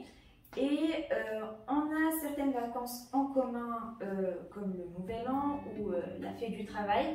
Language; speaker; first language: French; non-native, local second language; Arabic